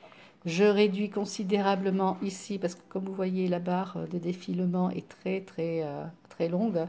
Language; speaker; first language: French; native; French